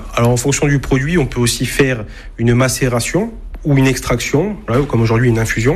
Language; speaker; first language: French; native; French